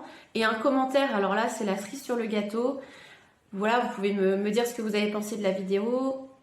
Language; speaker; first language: French; native; French